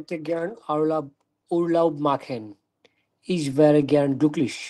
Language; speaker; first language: German; non-native, learner; Bangla